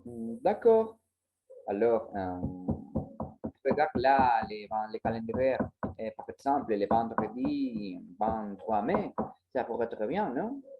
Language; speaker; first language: French; non-native, learner; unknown